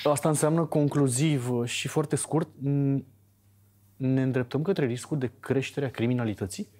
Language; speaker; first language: Romanian; native; Romanian